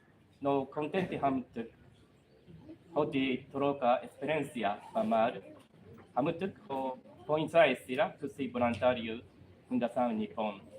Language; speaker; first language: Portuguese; non-native, local second language; Tetum